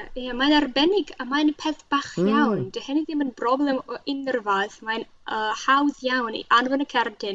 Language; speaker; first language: Welsh; non-native, learner; Russian